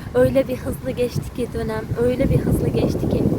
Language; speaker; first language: Turkish; early bilingual, other home language; Uzbek